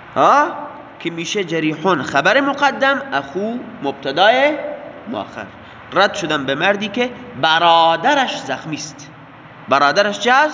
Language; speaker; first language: Persian; non-native, local second language; Baluchi